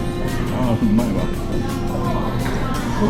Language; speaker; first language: Japanese; native; Japanese